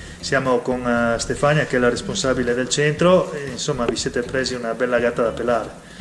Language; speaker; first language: Italian; native; Italian